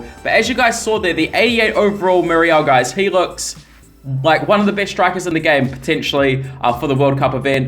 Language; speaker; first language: English; native; English